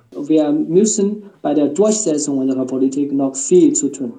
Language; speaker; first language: German; non-native, learner; Chinese